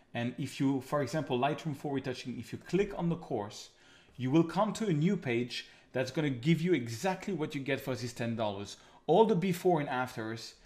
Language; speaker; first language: English; non-native, fluent; French